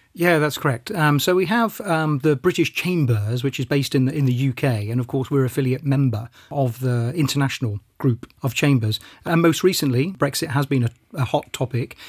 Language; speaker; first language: English; native; English